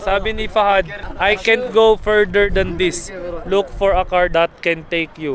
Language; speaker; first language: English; non-native, local second language; Filipino